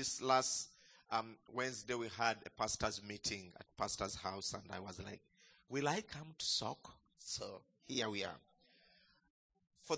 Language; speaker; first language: English; non-native, local second language; Ganda